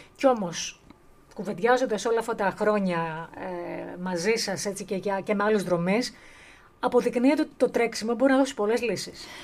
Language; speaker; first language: Greek; native; Greek